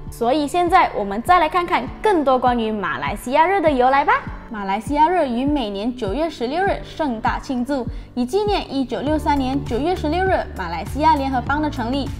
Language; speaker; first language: Chinese; native; Chinese